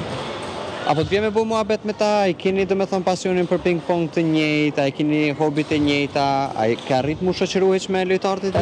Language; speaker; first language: Albanian; native; Albanian